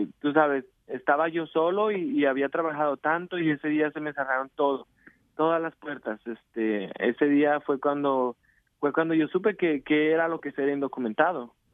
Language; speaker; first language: Spanish; native; Spanish